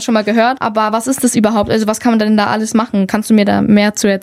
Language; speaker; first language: German; native; German